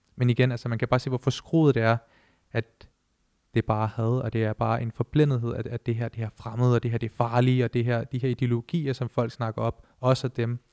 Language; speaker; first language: Danish; early bilingual, other home language; Punjabi